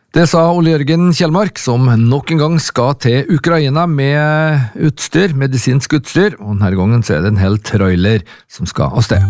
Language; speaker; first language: Norwegian; native; Norwegian